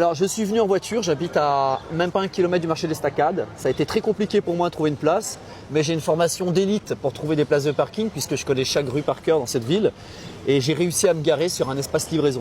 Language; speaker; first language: French; native; French